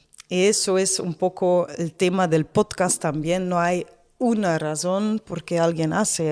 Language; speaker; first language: Spanish; non-native, learner; Dutch